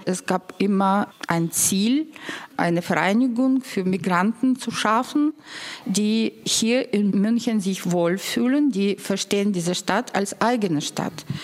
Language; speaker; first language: German; non-native, fluent; Russian